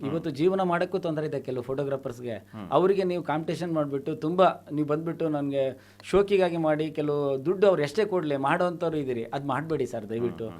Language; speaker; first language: Kannada; non-native, local second language; Telugu